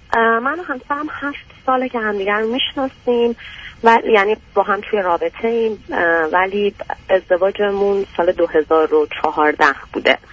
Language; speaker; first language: Persian; native; Persian